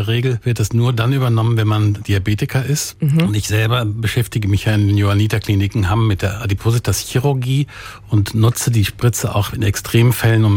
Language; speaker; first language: German; native; German